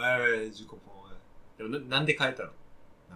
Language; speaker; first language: French; non-native, learner; Japanese